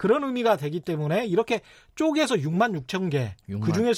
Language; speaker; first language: Korean; native; Korean